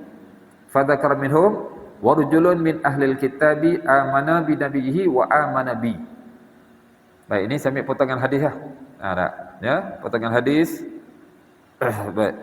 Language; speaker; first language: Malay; native; Malay